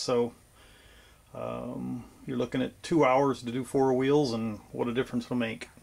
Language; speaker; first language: English; native; English